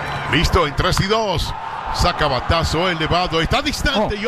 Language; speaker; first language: Spanish; native; Spanish